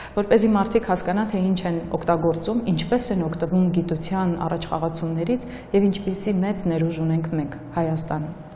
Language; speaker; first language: Armenian; native; Armenian